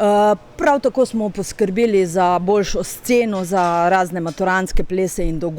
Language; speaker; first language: Slovenian; native; Slovenian